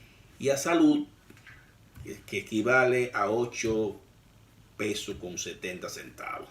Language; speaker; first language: Spanish; native; Spanish